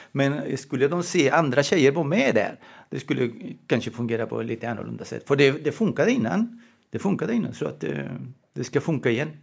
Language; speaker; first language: Swedish; non-native, fluent; Spanish